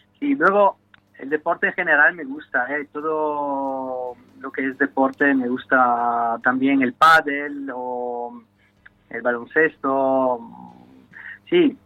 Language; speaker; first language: Spanish; non-native, fluent; Italian